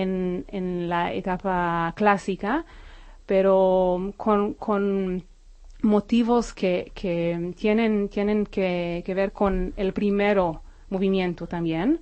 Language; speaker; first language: Spanish; non-native, fluent; Hebrew